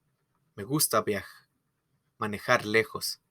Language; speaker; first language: Spanish; non-native, fluent; English